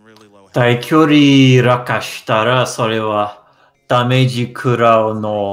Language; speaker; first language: Japanese; non-native, learner; English